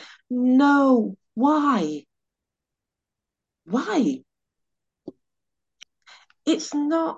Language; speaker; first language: English; native; English